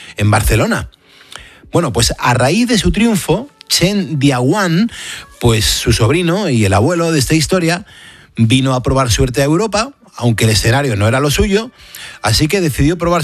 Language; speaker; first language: Spanish; native; Spanish